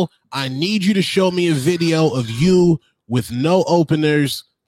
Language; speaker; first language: English; native; English